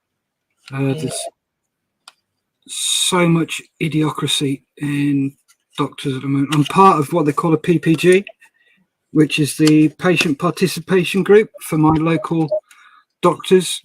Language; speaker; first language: English; native; English